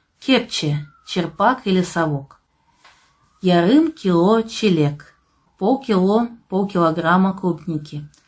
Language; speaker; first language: Russian; native; Russian